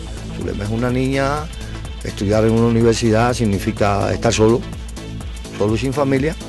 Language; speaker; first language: Spanish; native; Spanish